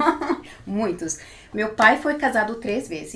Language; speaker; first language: Portuguese; early bilingual, heritage; Portuguese